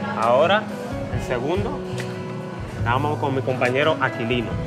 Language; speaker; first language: Spanish; native; Spanish